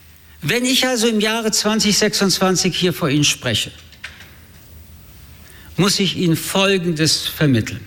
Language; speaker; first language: German; early bilingual, other home language; French